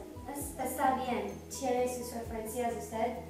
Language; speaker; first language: Spanish; non-native, learner; English